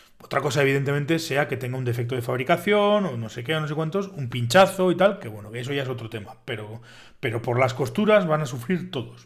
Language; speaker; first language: Spanish; native; Spanish